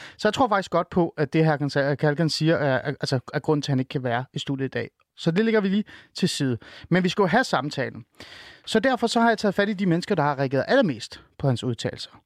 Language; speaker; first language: Danish; early bilingual, other home language; Persian